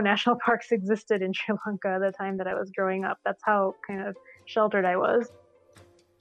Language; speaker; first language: English; non-native, local second language; Sinhala